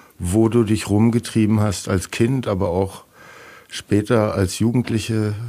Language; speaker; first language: German; native; German